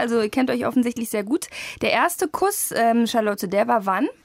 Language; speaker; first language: German; native; German